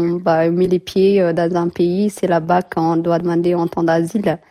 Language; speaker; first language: French; non-native, learner; Tigrinya